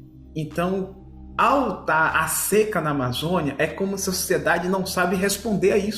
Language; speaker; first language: Portuguese; native; Portuguese